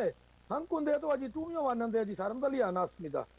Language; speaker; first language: Korean; non-native, learner; Urdu